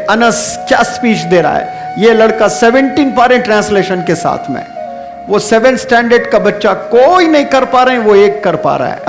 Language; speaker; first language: Urdu; native; Urdu